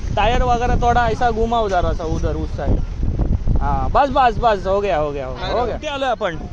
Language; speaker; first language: Hindi; non-native, local second language; Marathi